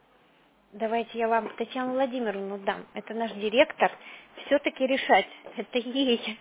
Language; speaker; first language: Russian; native; Russian